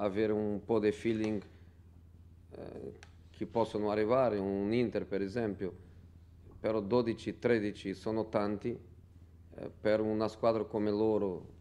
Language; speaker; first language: Italian; non-native, fluent; Portuguese